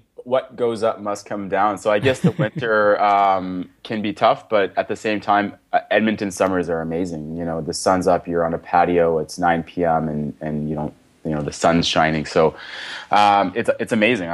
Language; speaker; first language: English; native; English